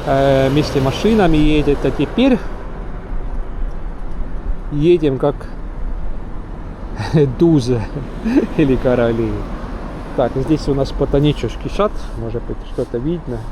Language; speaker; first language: Russian; non-native, local second language; Estonian